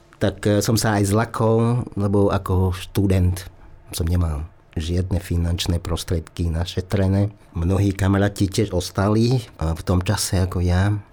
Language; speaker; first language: Slovak; non-native, fluent; Vietnamese